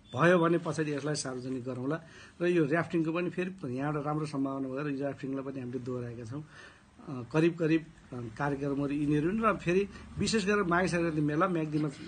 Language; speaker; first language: Nepali; native; Nepali